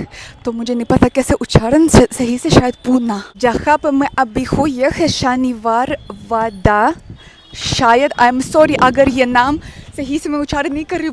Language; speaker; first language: Hindi; non-native, learner; Russian